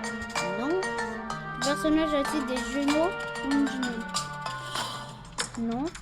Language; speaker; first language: French; non-native, local second language; Arabic